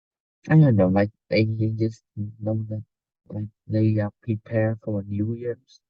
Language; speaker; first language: English; non-native, learner; Vietnamese